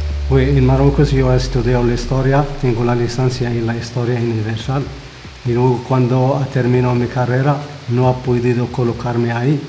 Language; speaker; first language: Spanish; non-native, fluent; Arabic